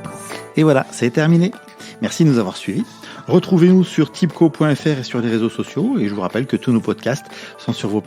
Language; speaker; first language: French; native; French